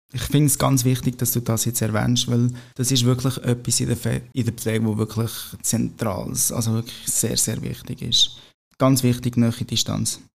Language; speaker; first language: German; non-native, fluent; Portuguese